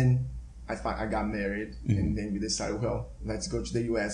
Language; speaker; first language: English; non-native, fluent; Portuguese